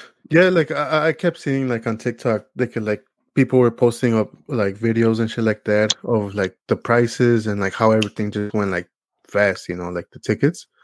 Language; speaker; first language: English; early bilingual, other home language; Spanish